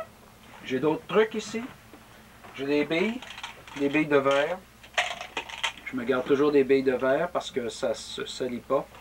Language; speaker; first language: French; native; French